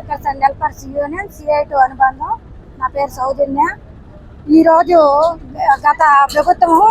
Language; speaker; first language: Telugu; native; Telugu